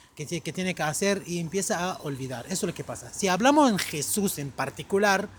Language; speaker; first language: Spanish; non-native, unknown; Arabic